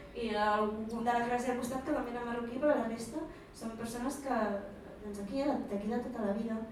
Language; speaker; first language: Catalan; early bilingual, other home language; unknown